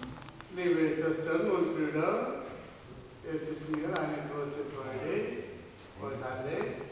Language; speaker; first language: German; non-native, learner; Polish